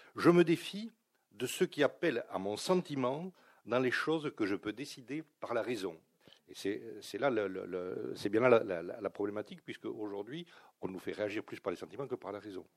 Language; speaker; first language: French; native; French